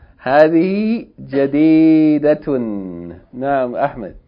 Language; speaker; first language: Arabic; non-native, fluent; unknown